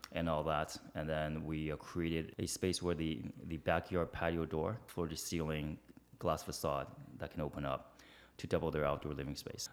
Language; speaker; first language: English; early bilingual, other home language; Chinese